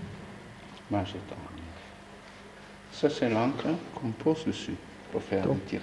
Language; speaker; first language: French; non-native, fluent; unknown